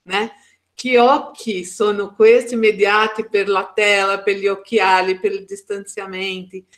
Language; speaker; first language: Italian; non-native, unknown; Portuguese